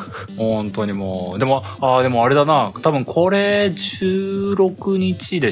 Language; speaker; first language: Japanese; native; Japanese